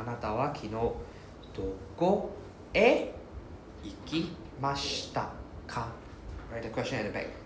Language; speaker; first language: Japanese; non-native, fluent; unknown